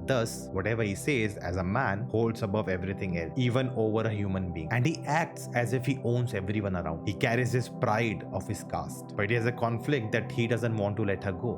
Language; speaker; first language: English; non-native, local second language; Hindi